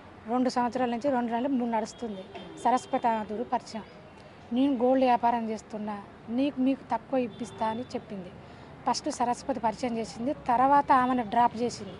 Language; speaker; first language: Telugu; native; Telugu